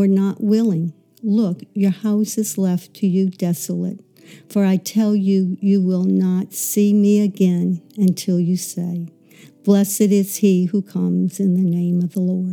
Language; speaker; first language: English; native; English